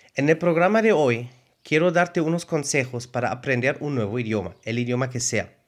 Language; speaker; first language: Spanish; non-native, fluent; German